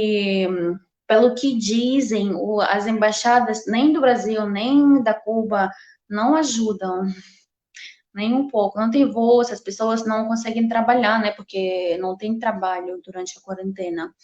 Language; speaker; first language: Portuguese; non-native, fluent; Russian